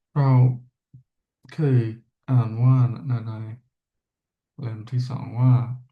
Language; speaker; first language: Thai; non-native, learner; English